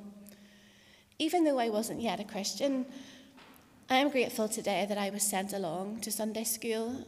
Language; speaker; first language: English; native; English